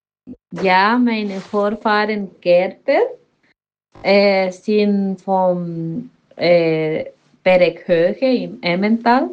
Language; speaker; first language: German; non-native, learner; Spanish